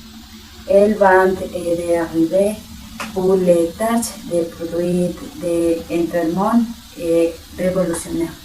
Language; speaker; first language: French; non-native, learner; Spanish